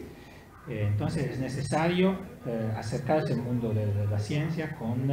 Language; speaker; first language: Spanish; non-native, learner; Italian